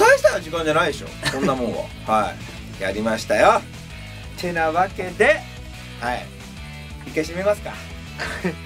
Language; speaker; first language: Japanese; native; Japanese